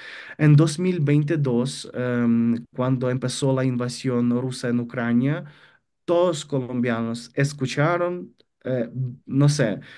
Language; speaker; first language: Spanish; non-native, fluent; Ukrainian